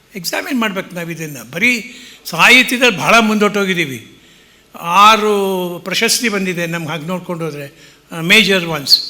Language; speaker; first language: Kannada; early bilingual, heritage; Kannada